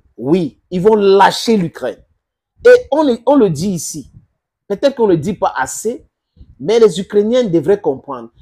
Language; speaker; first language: French; non-native, local second language; English